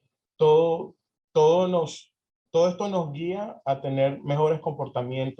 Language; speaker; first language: Spanish; early bilingual, heritage; Spanish